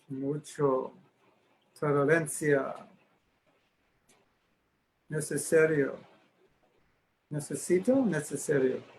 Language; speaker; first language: Spanish; non-native, learner; English